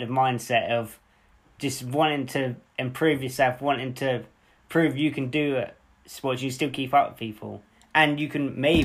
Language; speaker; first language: English; native; English